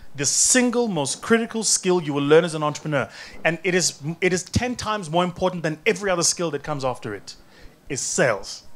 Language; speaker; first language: English; non-native, local second language; Zulu